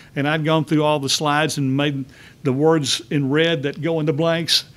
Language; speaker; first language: English; native; English